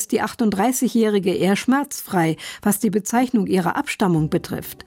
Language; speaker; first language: German; native; German